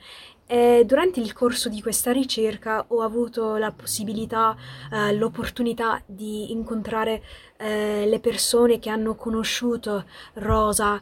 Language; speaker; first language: Italian; non-native, fluent; English